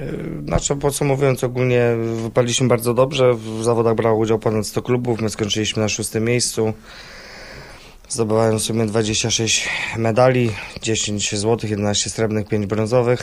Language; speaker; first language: Polish; native; Polish